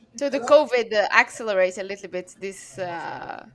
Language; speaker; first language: English; non-native, fluent; Arabic